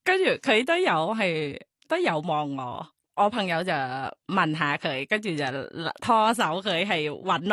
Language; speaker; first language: Cantonese; non-native, learner; Thai